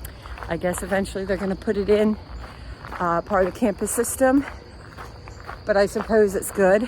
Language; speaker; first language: English; native; English